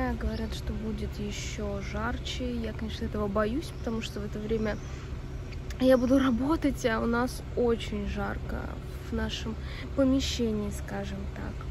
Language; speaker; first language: Russian; native; Russian